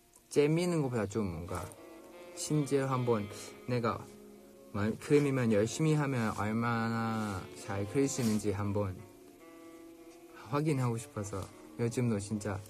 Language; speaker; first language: Korean; non-native, fluent; Thai